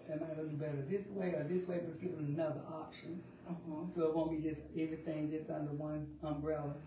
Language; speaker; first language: English; native; English